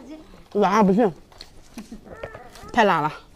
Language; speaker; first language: Chinese; native; Chinese